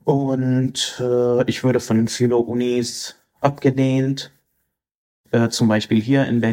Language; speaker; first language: German; non-native, fluent; Arabic